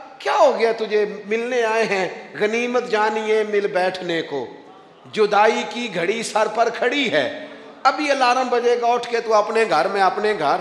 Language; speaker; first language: Urdu; non-native, local second language; Punjabi